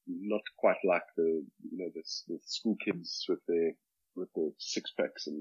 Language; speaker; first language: English; native; English